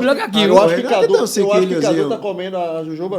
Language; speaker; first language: Portuguese; native; Portuguese